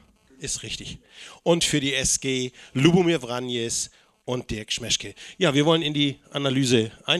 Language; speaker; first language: German; native; German